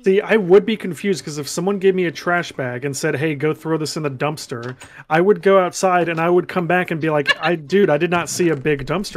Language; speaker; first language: English; native; English